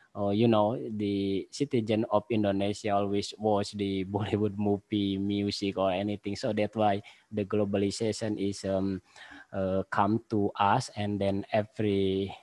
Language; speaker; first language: English; non-native, learner; Indonesian